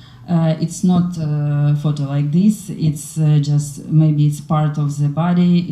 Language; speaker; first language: English; non-native, learner; Ukrainian